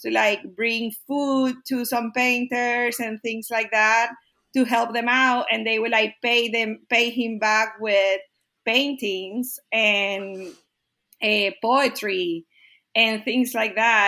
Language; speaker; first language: English; non-native, fluent; Spanish